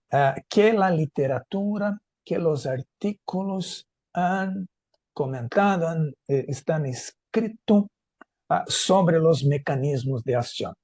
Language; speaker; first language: Spanish; non-native, fluent; Portuguese